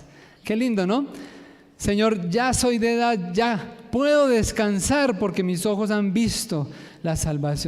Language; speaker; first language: Spanish; native; Spanish